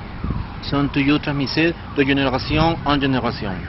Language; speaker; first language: French; non-native, learner; Spanish